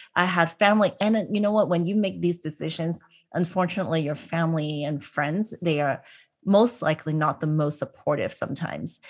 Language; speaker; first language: English; non-native, local second language; Cantonese